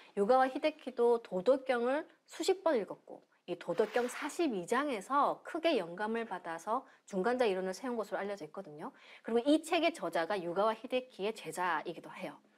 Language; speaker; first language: Korean; native; Korean